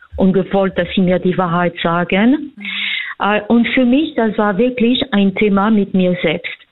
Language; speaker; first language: German; non-native, fluent; French